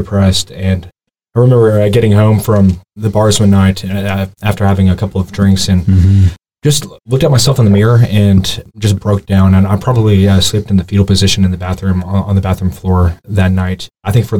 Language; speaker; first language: English; native; English